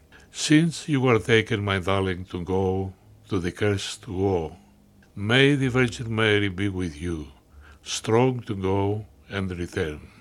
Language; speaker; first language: English; non-native, fluent; Greek